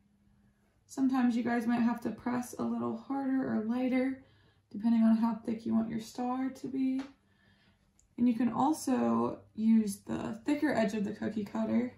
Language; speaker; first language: English; native; English